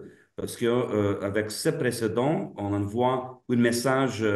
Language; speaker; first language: French; non-native, fluent; Lithuanian